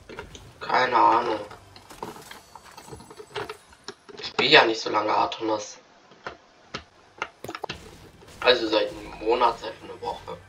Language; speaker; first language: German; native; German